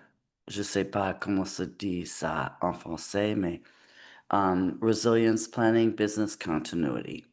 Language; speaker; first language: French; non-native, learner; English